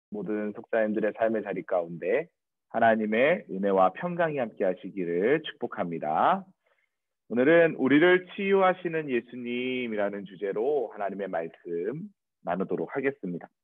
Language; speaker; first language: Korean; native; Korean